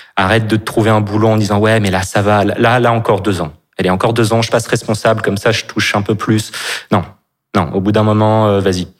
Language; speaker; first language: French; native; French